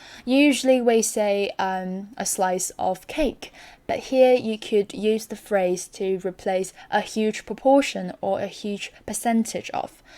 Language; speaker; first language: English; non-native, fluent; Chinese